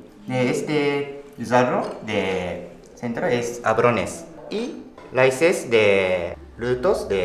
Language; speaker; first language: Spanish; non-native, learner; Japanese